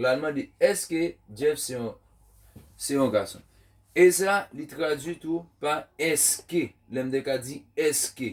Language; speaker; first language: French; non-native, local second language; Haitian Creole